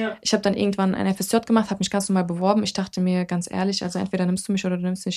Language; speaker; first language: German; early bilingual, other home language; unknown